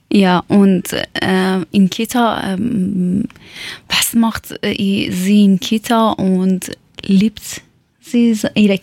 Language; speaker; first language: German; non-native, learner; Persian